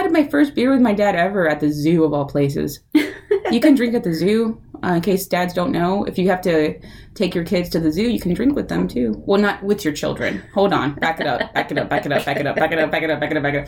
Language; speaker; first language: English; early bilingual, other home language; Spanish